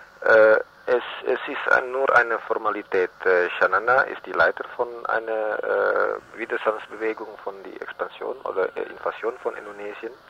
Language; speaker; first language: German; non-native, learner; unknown